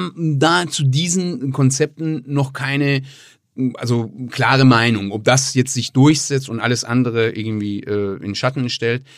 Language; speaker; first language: German; non-native, fluent; Persian